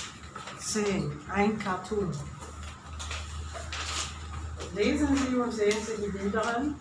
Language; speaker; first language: German; non-native, fluent; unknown